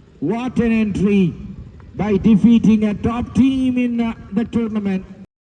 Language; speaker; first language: English; non-native, local second language; Malayalam